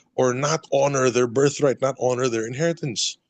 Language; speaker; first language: English; non-native, local second language; Filipino